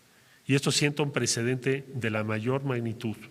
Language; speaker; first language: Spanish; native; Spanish